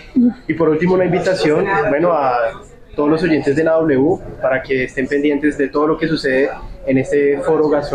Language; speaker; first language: Spanish; native; Spanish